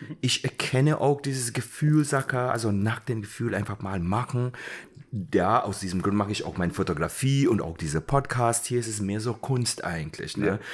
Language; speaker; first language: German; non-native, fluent; English